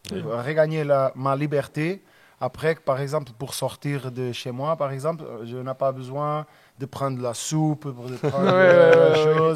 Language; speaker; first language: French; non-native, learner; Portuguese